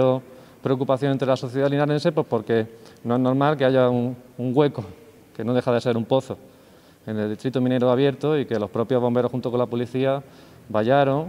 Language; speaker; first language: Spanish; native; Spanish